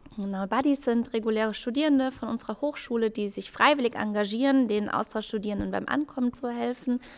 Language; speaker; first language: German; native; German